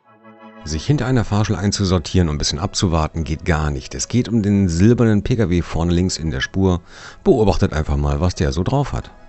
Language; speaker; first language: German; native; German